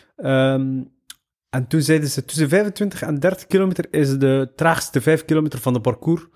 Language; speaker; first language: Dutch; early bilingual, other home language; Somali